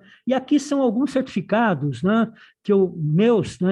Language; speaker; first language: Portuguese; native; Portuguese